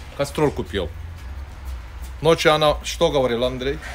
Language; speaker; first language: Russian; non-native, learner; Turkish